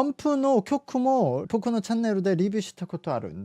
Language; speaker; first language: Japanese; non-native, fluent; Korean